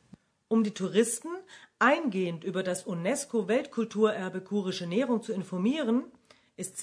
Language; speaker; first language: German; native; German